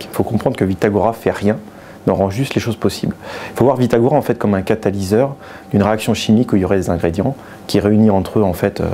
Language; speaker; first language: French; native; French